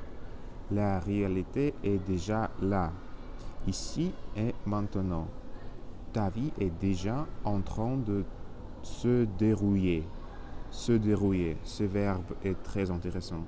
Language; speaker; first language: French; non-native, learner; Spanish